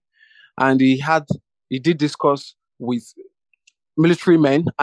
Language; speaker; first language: English; non-native, local second language; Yoruba